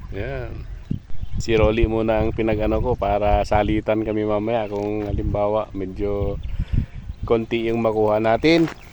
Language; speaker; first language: Filipino; native; Filipino